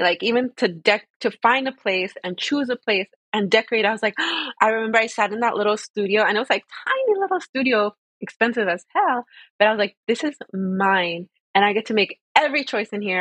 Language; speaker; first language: English; early bilingual, other home language; Spanish